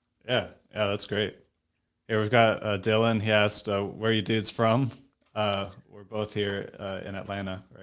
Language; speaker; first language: English; native; English